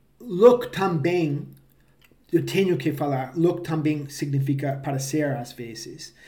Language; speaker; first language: Portuguese; non-native, fluent; English